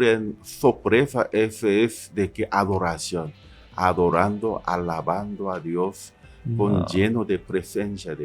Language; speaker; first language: Spanish; non-native, learner; Korean